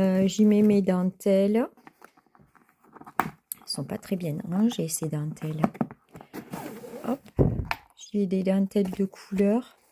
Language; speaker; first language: French; native; French